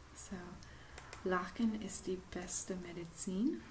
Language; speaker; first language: German; non-native, fluent; English